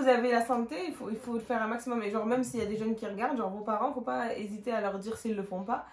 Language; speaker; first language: French; native; French